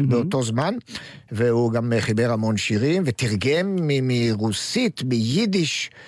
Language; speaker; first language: Hebrew; native; Hebrew